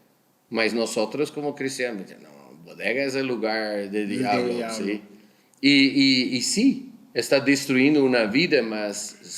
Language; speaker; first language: Spanish; non-native, fluent; Portuguese